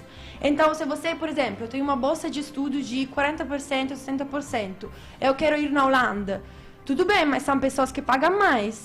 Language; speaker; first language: Portuguese; non-native, fluent; Italian